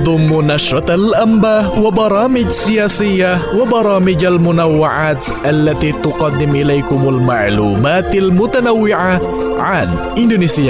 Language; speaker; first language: Arabic; non-native, fluent; Indonesian